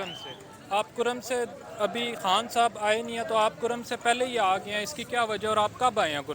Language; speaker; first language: Urdu; native; Urdu